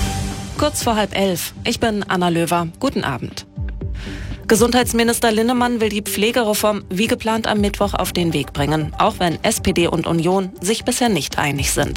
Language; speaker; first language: German; native; German